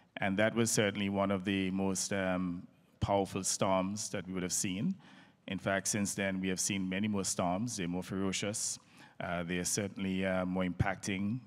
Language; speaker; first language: English; native; English